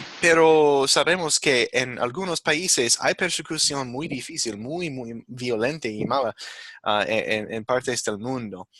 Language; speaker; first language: Spanish; non-native, fluent; English